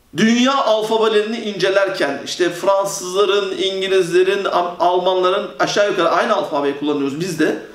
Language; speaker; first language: Turkish; native; Turkish